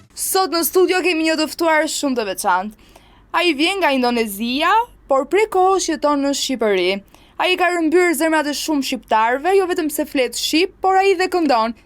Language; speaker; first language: Albanian; native; Albanian